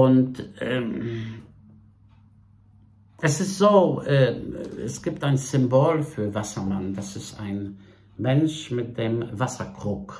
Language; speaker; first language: German; non-native, fluent; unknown